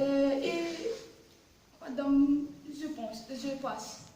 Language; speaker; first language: French; non-native, learner; Arabic